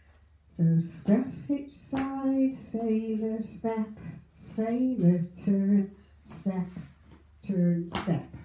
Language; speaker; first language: English; native; English